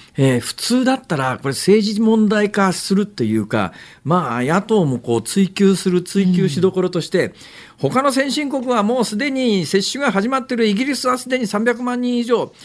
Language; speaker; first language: Japanese; native; Japanese